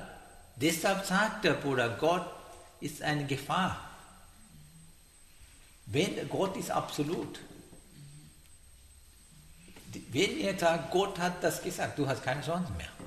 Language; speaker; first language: German; non-native, learner; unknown